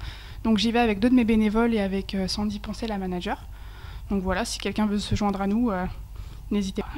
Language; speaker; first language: French; native; French